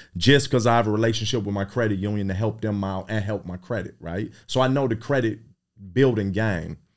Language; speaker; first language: English; native; English